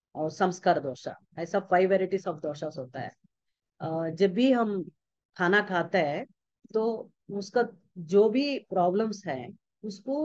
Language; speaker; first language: Hindi; non-native, local second language; Telugu